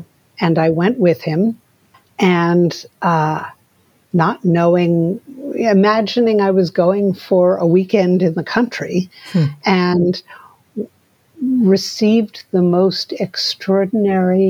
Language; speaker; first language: English; native; English